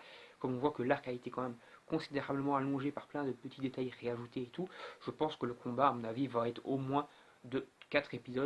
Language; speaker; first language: French; native; French